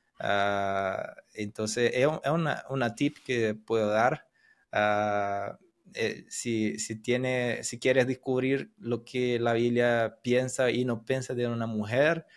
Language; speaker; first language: Spanish; non-native, fluent; Portuguese